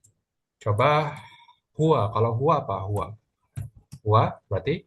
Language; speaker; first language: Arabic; non-native, fluent; Indonesian